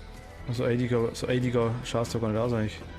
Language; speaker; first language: German; native; German